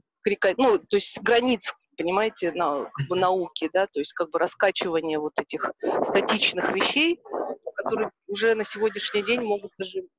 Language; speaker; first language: Russian; native; Russian